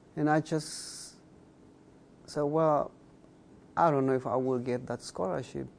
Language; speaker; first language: English; non-native, fluent; Kʼicheʼ